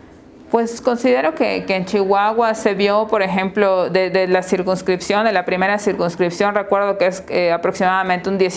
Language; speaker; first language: Spanish; native; Spanish